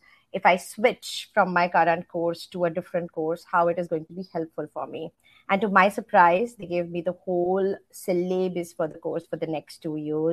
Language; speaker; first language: English; non-native, local second language; Hindi